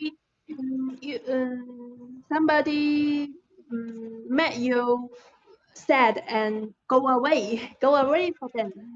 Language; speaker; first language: English; non-native, learner; Chinese